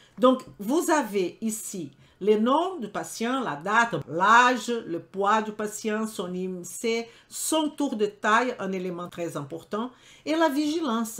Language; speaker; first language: French; non-native, fluent; Portuguese